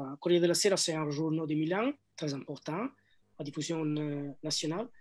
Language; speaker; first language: French; non-native, learner; Italian